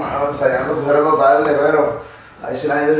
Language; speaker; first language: Spanish; native; Spanish